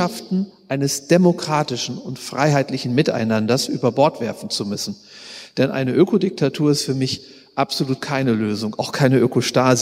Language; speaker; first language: German; native; German